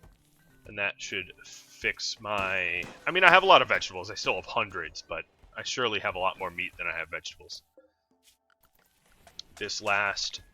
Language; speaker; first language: English; native; English